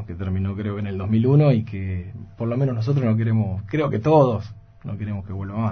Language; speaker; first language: Spanish; native; Spanish